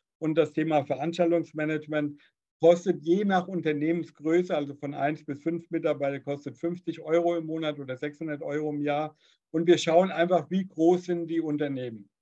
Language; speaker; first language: German; native; German